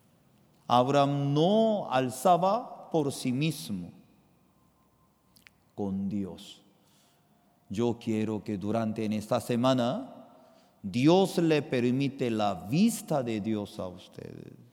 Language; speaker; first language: Spanish; non-native, fluent; Korean